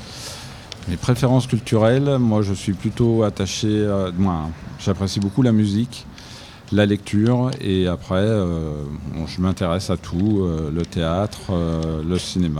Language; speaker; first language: French; native; French